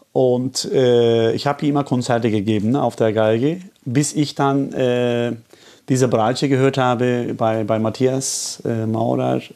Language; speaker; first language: German; non-native, fluent; Turkish